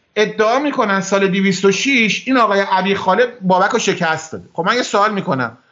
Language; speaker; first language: Persian; native; Persian